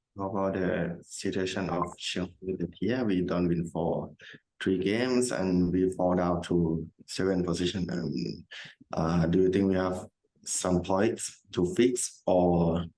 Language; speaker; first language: English; non-native, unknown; Thai